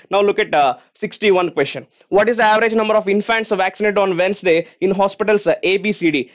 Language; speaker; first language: English; non-native, local second language; Telugu